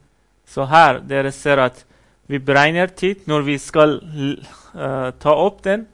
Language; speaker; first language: Norwegian; non-native, learner; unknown